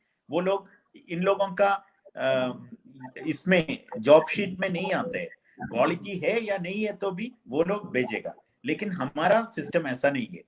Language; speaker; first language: Hindi; non-native, fluent; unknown